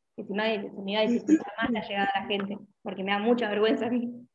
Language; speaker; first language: Spanish; native; Spanish